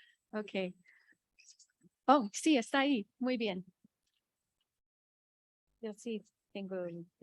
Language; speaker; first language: Spanish; non-native, fluent; English